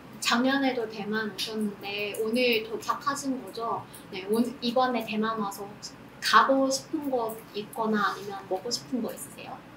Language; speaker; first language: Korean; non-native, fluent; Chinese